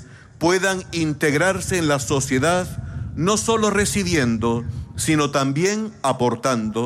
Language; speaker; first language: Spanish; native; Spanish